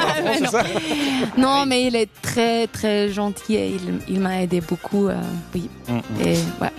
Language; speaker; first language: French; non-native, learner; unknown